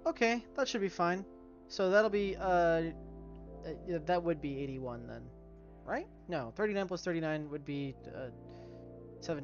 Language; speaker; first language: English; native; English